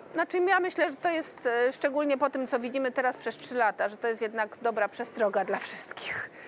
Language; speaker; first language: Polish; native; Polish